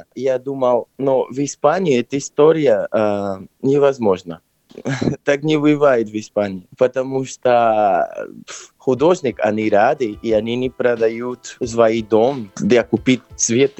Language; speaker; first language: Russian; non-native, fluent; Spanish